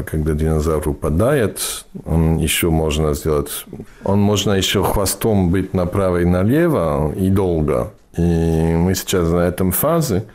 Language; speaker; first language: Russian; non-native, fluent; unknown